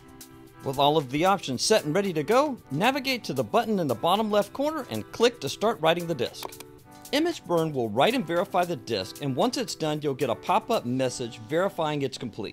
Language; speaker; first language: English; native; English